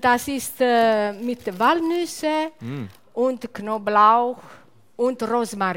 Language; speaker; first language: German; non-native, learner; Italian